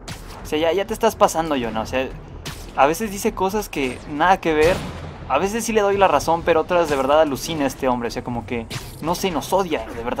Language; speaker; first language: Spanish; native; Spanish